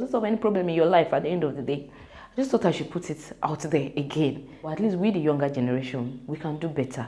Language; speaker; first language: English; non-native, local second language; Yoruba